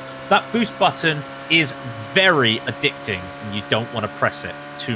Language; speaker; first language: English; native; English